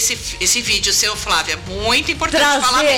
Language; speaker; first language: Portuguese; native; Portuguese